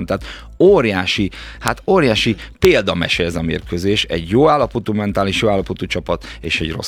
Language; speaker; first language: Hungarian; native; Hungarian